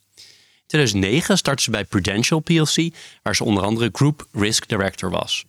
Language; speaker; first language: Dutch; non-native, fluent; Italian